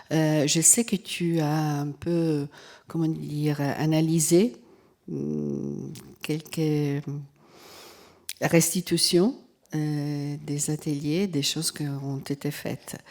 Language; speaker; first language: French; non-native, fluent; Italian